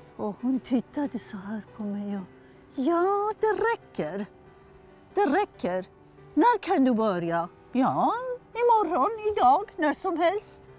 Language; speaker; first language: Swedish; non-native, fluent; Persian